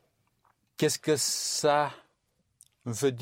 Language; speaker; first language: French; non-native, learner; English